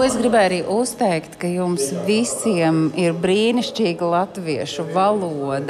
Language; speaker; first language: Latvian; native; Latvian